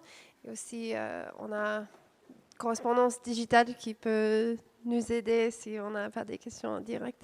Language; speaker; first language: French; non-native, fluent; English